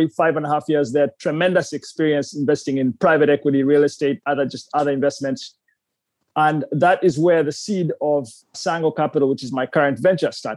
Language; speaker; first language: English; non-native, local second language; Ganda